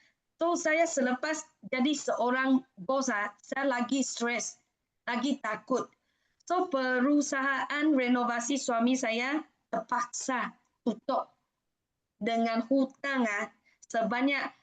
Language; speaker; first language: Indonesian; non-native, fluent; Malay